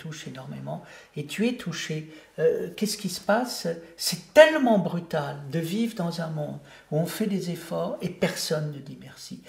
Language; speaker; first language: French; native; French